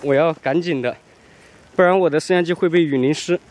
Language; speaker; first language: Chinese; native; Chinese